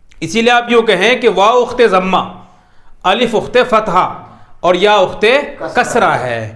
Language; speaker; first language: Urdu; native; Urdu